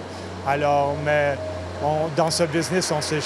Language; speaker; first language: French; non-native, fluent; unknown